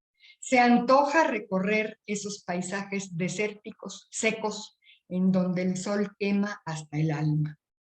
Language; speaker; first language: Spanish; native; Spanish